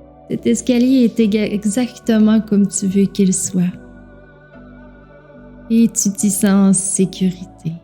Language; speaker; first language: French; native; French